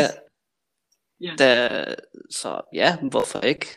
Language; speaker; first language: Danish; non-native, fluent; English